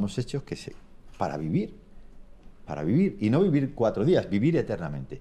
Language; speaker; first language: Spanish; native; Spanish